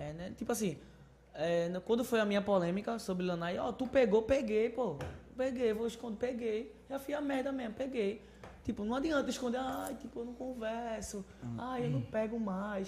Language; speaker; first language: Portuguese; native; Portuguese